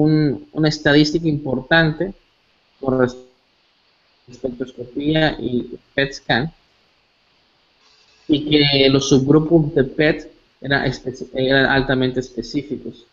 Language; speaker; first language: Spanish; native; Spanish